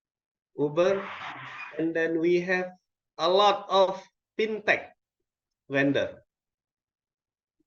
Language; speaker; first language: English; non-native, local second language; Indonesian